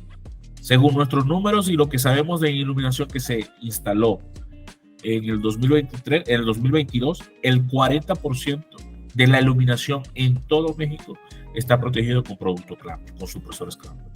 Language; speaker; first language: Spanish; native; Spanish